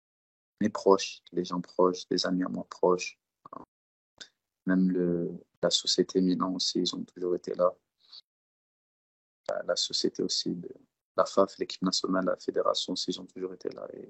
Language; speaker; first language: French; early bilingual, other home language; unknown